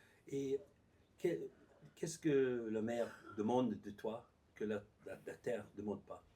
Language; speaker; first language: French; non-native, learner; English